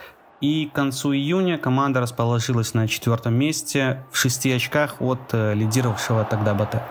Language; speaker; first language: Russian; native; Russian